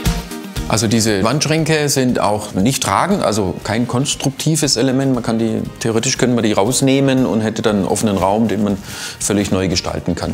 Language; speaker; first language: German; native; German